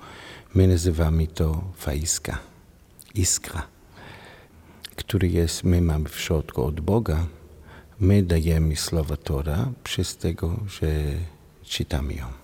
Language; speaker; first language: Polish; non-native, learner; Hebrew